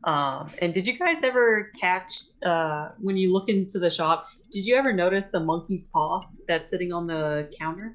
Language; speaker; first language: English; native; English